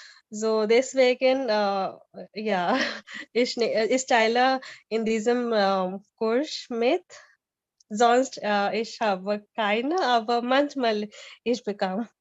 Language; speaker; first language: German; non-native, learner; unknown